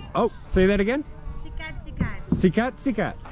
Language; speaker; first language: English; native; English